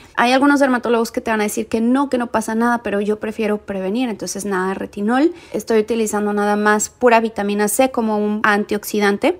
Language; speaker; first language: Spanish; native; Spanish